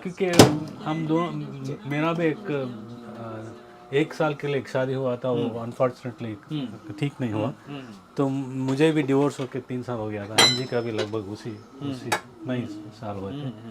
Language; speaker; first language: Hindi; non-native, local second language; Kannada